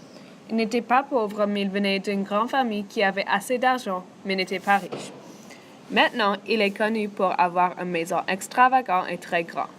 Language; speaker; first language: French; non-native, local second language; English